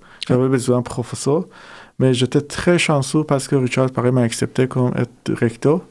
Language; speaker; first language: French; non-native, fluent; Persian